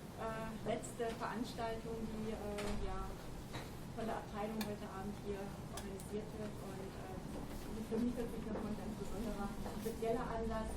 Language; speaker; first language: German; native; German